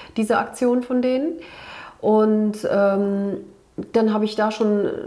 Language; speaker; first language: German; early bilingual, other home language; Turkish